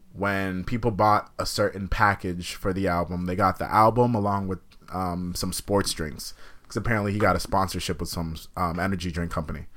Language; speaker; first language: English; native; English